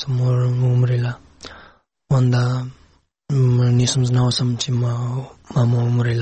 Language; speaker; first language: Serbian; non-native, learner; Pashto